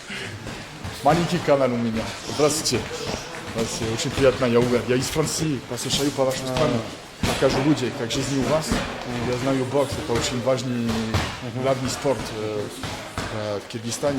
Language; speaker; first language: Russian; non-native, learner; French